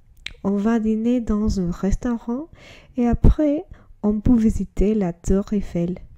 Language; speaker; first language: French; non-native, learner; English